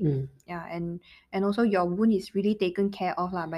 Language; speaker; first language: English; non-native, local second language; Chinese